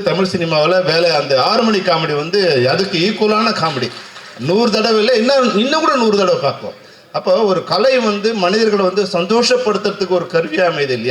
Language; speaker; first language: Tamil; native; Tamil